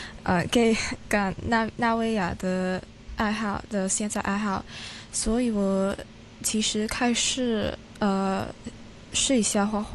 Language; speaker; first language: Chinese; non-native, learner; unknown